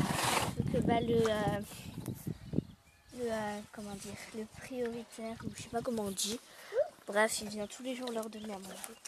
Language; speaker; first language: French; native; French